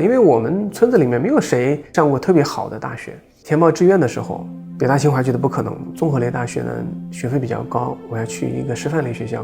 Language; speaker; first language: Chinese; native; Chinese